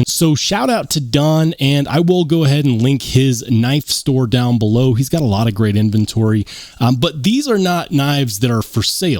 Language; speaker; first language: English; native; English